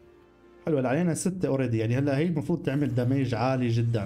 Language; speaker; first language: Arabic; native; Arabic